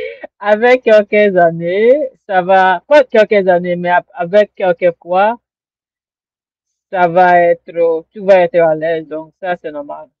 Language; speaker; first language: French; non-native, learner; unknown